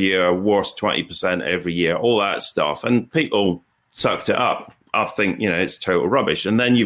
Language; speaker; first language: English; native; English